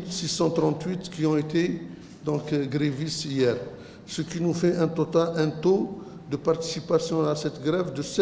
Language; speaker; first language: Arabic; native; Arabic